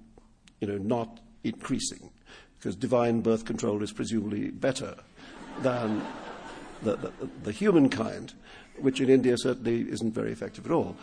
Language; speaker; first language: English; non-native, local second language; Urdu